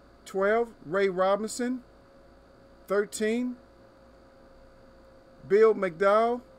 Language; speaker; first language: English; native; English